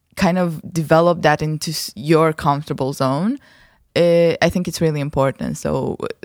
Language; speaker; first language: English; non-native, fluent; Romanian